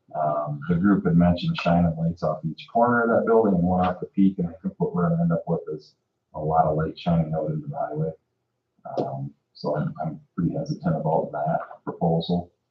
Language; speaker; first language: English; native; English